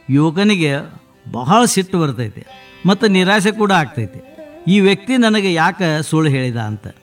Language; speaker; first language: Kannada; native; Kannada